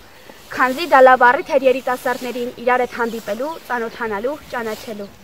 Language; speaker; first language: Armenian; native; Armenian